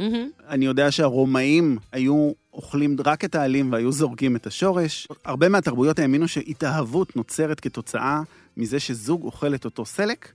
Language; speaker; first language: Hebrew; native; Hebrew